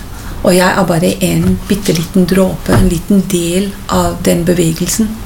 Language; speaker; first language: Norwegian; non-native, fluent; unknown